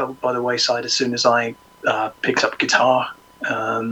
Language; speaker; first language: English; native; English